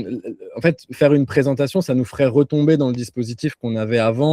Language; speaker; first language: French; native; French